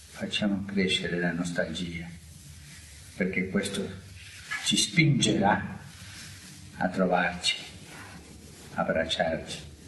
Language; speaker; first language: Italian; non-native, fluent; Spanish